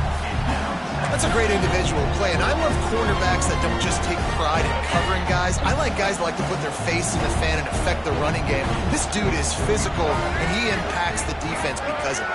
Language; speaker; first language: English; native; English